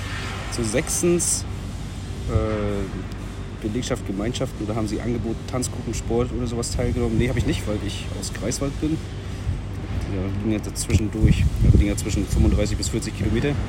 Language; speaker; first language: German; native; German